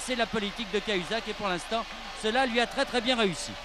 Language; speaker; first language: French; native; French